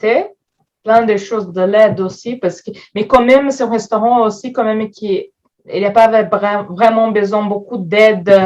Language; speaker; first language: French; non-native, fluent; Portuguese